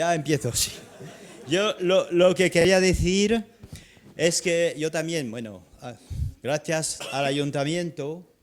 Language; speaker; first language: Spanish; non-native, fluent; French